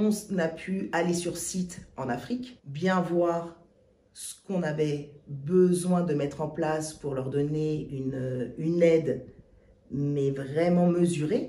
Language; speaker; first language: French; native; French